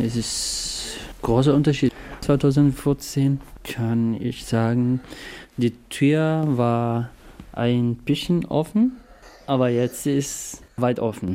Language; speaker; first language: German; non-native, learner; Somali